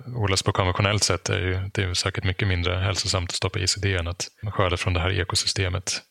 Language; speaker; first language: Swedish; non-native, fluent; German